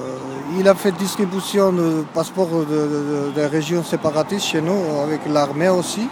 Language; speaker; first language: French; non-native, learner; Georgian